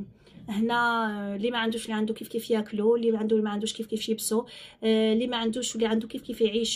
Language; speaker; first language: Arabic; native; Arabic